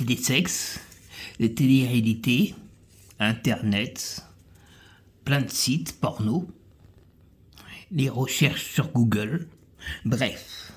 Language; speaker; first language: French; native; French